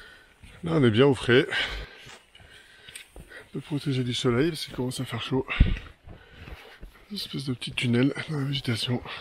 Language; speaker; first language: French; native; French